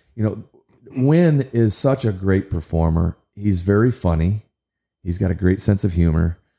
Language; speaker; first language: English; native; English